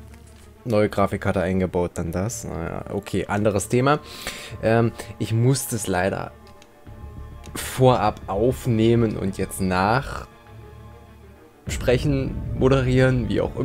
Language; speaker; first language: German; native; German